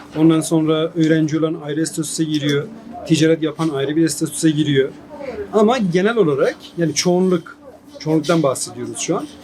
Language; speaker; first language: Turkish; non-native, fluent; Persian